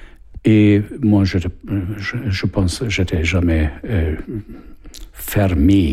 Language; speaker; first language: French; non-native, fluent; Hungarian